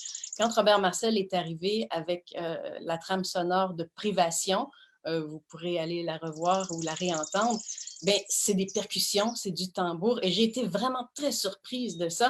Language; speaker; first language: French; native; French